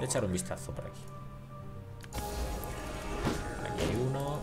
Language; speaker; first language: Spanish; native; Spanish